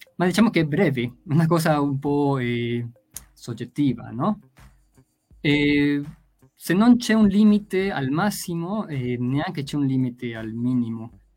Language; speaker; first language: Italian; non-native, fluent; Spanish